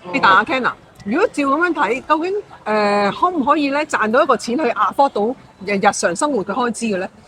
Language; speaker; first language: Cantonese; native; Cantonese